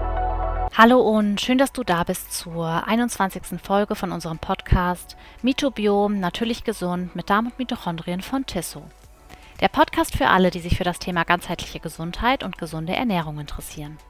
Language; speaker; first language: German; native; German